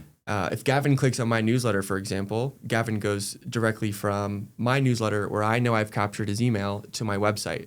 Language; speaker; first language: English; native; English